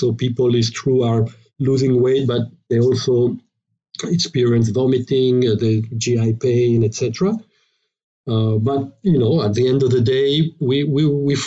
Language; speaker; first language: English; non-native, fluent; French